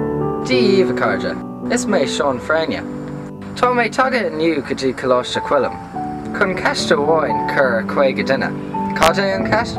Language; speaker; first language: Irish; non-native, local second language; English